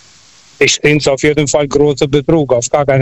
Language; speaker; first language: German; non-native, local second language; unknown